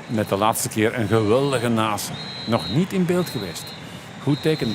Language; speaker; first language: Dutch; native; Dutch